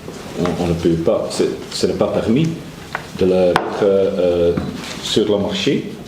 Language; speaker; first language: French; non-native, learner; Dutch